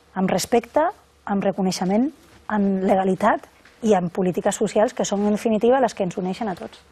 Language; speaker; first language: Catalan; non-native, local second language; Spanish